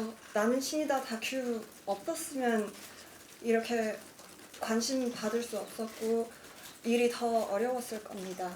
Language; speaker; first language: Korean; non-native, fluent; Cantonese